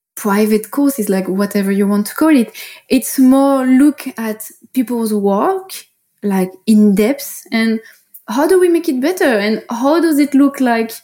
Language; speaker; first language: English; non-native, fluent; French